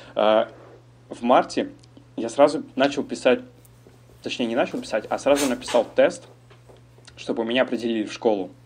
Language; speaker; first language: Russian; native; Russian